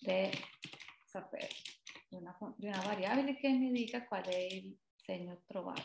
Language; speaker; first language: Italian; non-native, fluent; Spanish